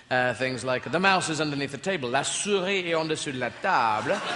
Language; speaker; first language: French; non-native, fluent; English